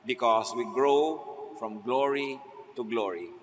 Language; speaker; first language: English; non-native, local second language; Filipino